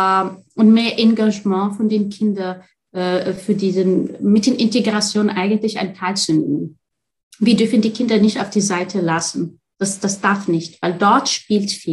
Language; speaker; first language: German; non-native, fluent; Arabic